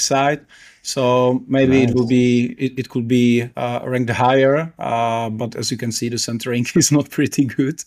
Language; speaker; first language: English; non-native, fluent; Czech